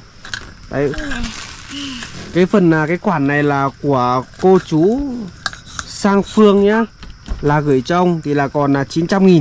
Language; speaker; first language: Vietnamese; native; Vietnamese